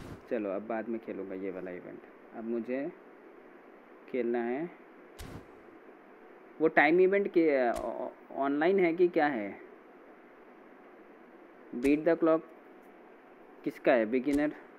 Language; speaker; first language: Hindi; non-native, local second language; Bangla